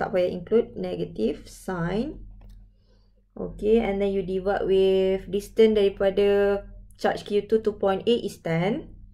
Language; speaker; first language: English; non-native, local second language; Malay